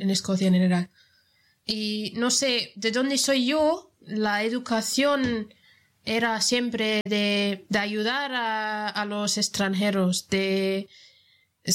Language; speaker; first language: Spanish; non-native, fluent; English